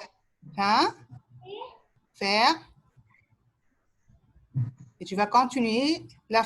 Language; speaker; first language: French; non-native, fluent; Arabic